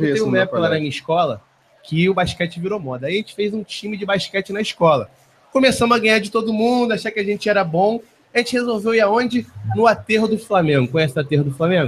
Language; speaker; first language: Portuguese; native; Portuguese